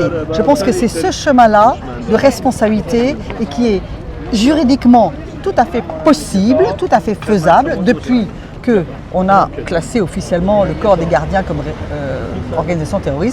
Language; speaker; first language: French; native; French